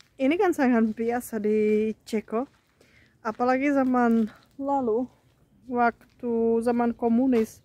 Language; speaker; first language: Indonesian; non-native, fluent; Czech